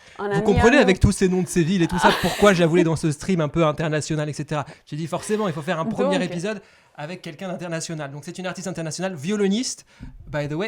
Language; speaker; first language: French; native; French